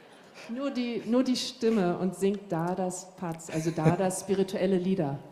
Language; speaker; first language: German; native; German